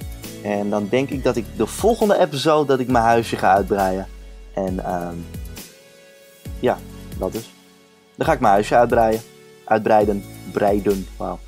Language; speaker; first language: Dutch; native; Dutch